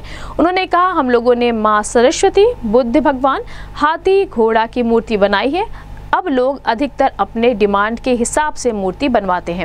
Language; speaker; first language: Hindi; native; Hindi